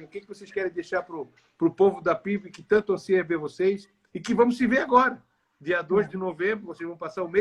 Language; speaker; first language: Portuguese; native; Portuguese